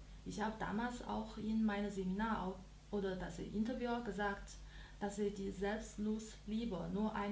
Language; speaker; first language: German; non-native, learner; Chinese